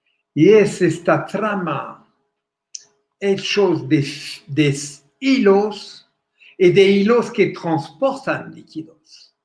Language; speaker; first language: Spanish; non-native, fluent; French